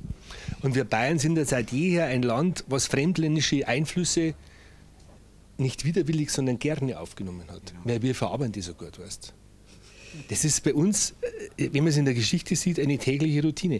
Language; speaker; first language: German; native; German